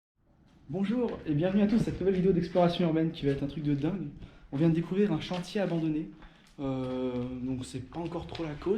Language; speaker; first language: French; native; French